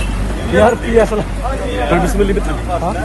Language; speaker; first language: Hindi; non-native, local second language; Khasi